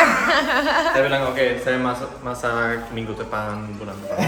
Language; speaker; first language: Indonesian; non-native, learner; German